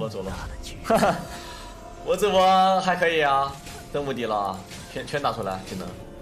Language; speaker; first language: Chinese; native; Chinese